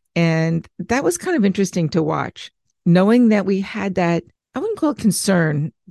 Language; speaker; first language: English; native; English